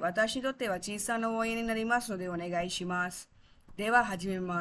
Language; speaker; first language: Japanese; non-native, fluent; Tamil